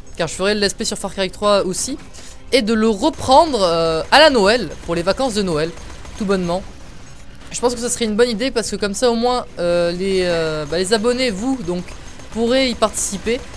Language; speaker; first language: French; native; French